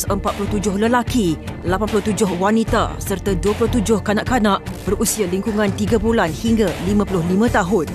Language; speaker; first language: Malay; native; Malay